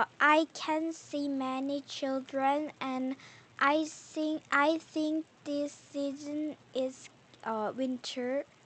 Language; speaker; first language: English; non-native, learner; Korean